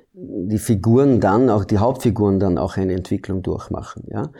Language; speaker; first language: German; early bilingual, heritage; German